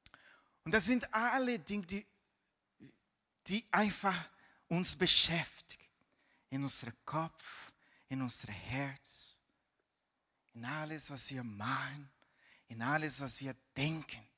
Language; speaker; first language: German; non-native, fluent; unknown